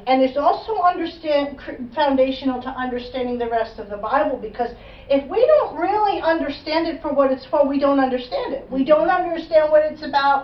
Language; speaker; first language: English; native; English